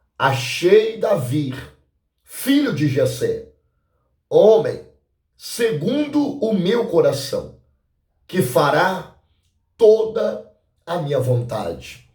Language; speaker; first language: Portuguese; native; Portuguese